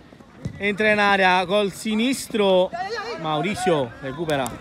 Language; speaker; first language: Italian; native; Italian